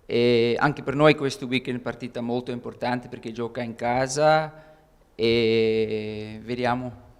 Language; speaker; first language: Italian; non-native, learner; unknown